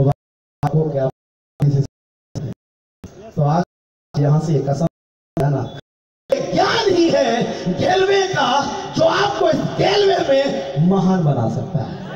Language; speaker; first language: Hindi; native; Hindi